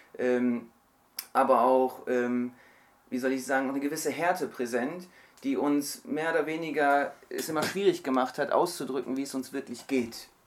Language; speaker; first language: German; early bilingual, other home language; Turkish